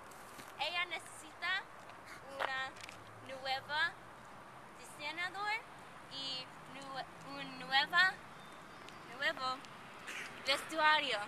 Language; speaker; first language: Spanish; non-native, learner; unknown